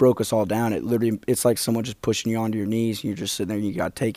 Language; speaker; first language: English; native; English